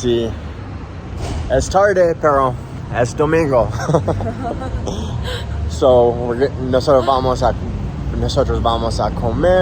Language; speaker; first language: Spanish; non-native, learner; English